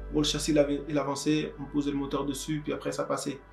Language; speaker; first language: French; early bilingual, other home language; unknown